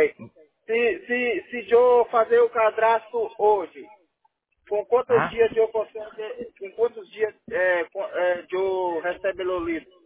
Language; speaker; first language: Spanish; non-native, learner; Portuguese